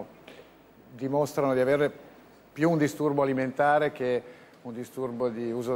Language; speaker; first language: Italian; native; Italian